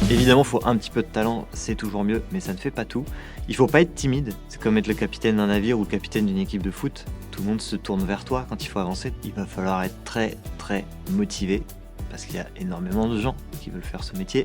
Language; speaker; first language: French; native; French